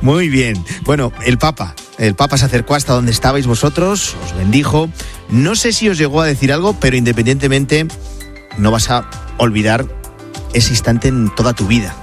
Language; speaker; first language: Spanish; native; Spanish